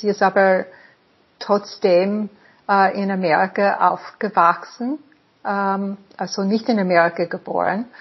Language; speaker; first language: German; non-native, fluent; English